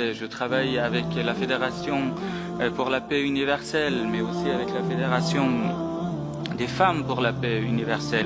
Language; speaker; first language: French; non-native, fluent; Persian